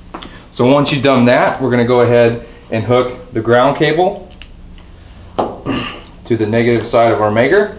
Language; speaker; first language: English; native; English